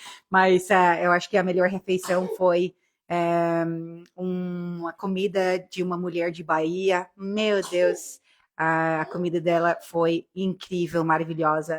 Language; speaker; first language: Portuguese; non-native, fluent; English